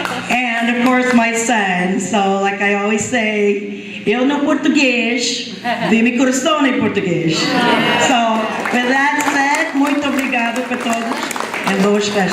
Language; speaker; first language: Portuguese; early bilingual, heritage; Portuguese